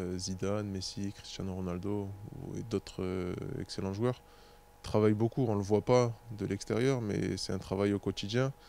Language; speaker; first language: French; native; French